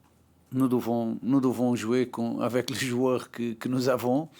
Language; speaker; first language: French; non-native, learner; Portuguese